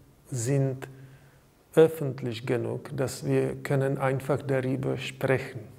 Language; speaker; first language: German; non-native, learner; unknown